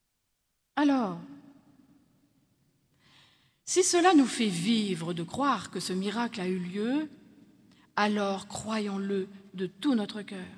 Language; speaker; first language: French; native; French